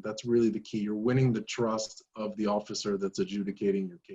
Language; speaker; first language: English; native; English